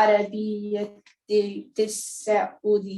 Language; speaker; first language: Arabic; non-native, learner; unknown